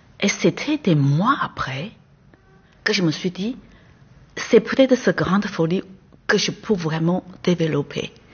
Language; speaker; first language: French; non-native, fluent; Chinese